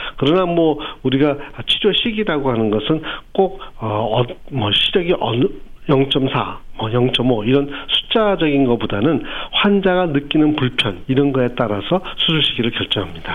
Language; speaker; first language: Korean; native; Korean